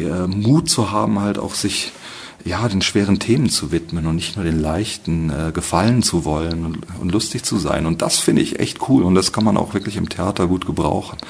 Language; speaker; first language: German; native; German